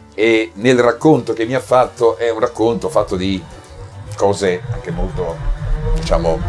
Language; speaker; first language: Italian; native; Italian